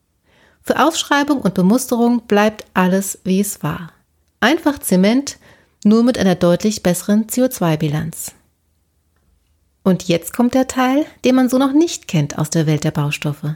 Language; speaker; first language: German; native; German